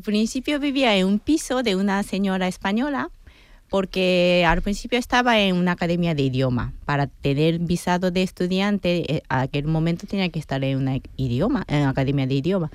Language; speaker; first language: Spanish; non-native, fluent; Japanese